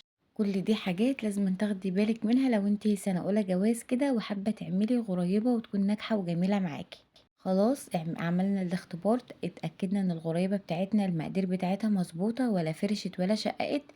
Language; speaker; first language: Arabic; native; Arabic